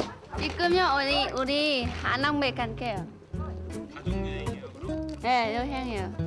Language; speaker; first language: Korean; non-native, learner; Vietnamese